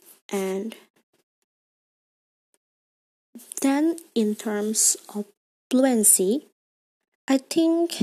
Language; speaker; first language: English; non-native, learner; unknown